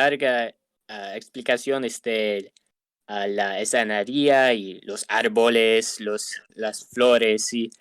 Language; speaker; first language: Spanish; non-native, learner; English